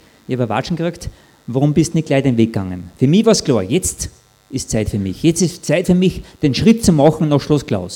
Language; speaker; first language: German; native; German